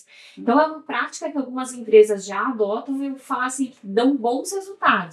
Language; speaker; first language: Portuguese; native; Portuguese